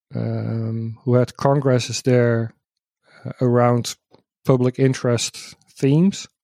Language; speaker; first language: English; non-native, fluent; Dutch